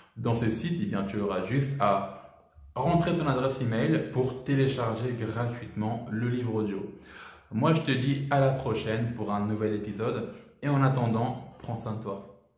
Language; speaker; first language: French; native; French